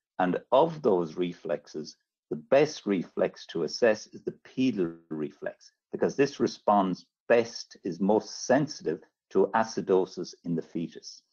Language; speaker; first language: English; native; English